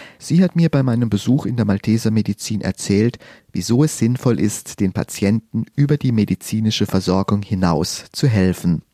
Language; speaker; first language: German; native; German